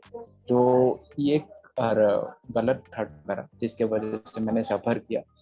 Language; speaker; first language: Hindi; non-native, local second language; Odia